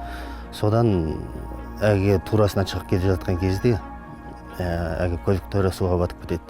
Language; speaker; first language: Kazakh; native; Kazakh